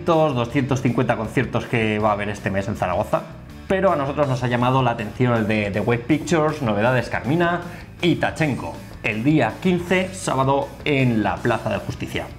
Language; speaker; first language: Spanish; native; Spanish